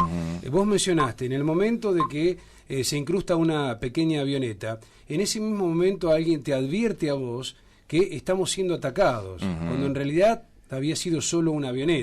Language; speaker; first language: Spanish; native; Spanish